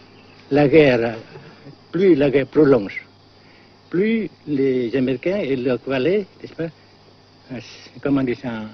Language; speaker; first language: French; non-native, fluent; Vietnamese